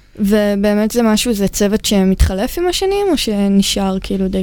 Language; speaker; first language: Hebrew; native; Hebrew